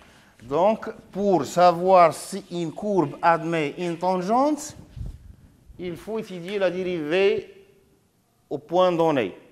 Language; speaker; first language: French; non-native, local second language; Arabic